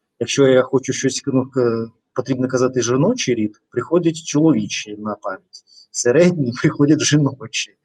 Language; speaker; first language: Ukrainian; non-native, fluent; Russian